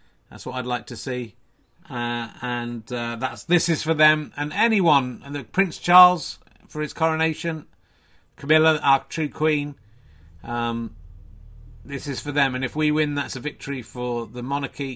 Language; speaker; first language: English; native; English